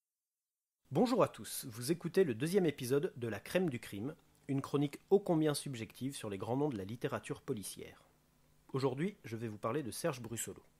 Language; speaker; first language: French; native; French